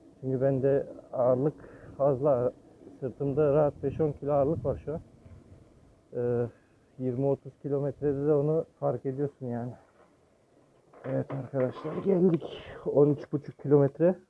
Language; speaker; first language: Turkish; early bilingual, heritage; Turkish